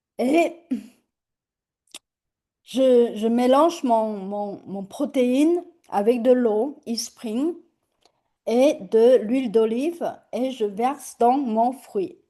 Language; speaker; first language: French; non-native, fluent; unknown